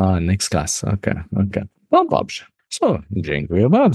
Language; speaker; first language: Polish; non-native, learner; English